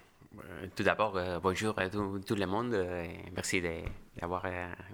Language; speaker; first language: French; non-native, fluent; Spanish